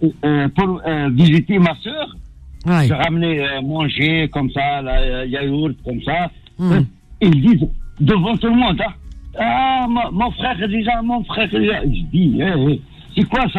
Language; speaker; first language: French; non-native, learner; Arabic